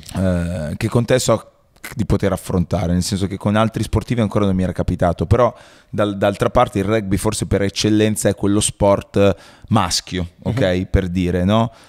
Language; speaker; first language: Italian; native; Italian